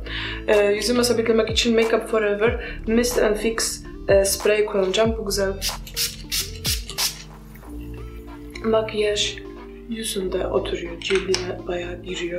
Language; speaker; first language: Turkish; non-native, fluent; Polish